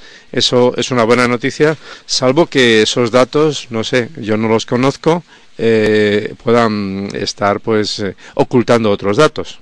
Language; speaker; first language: Spanish; native; Spanish